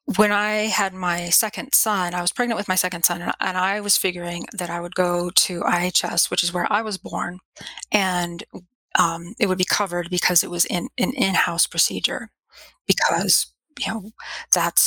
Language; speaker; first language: English; native; English